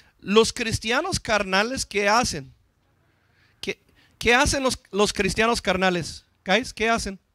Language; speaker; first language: Spanish; non-native, fluent; English